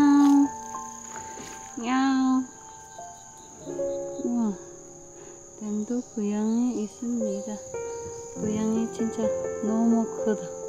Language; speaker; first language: Korean; non-native, learner; Cebuano